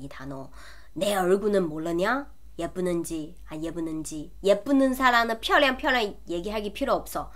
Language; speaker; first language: Korean; non-native, fluent; Chinese